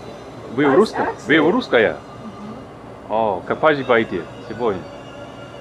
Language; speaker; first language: Russian; non-native, learner; English